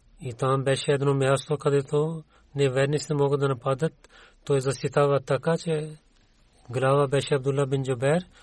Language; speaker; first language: Bulgarian; non-native, learner; Urdu